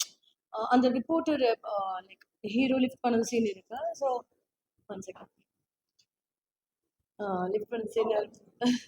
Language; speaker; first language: Tamil; non-native, fluent; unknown